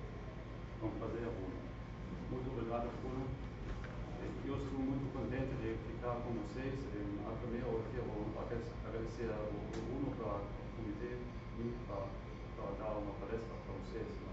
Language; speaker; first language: Portuguese; non-native, learner; German